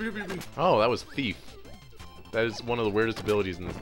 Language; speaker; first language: English; native; English